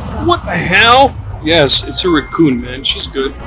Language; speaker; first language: English; non-native, fluent; Ukrainian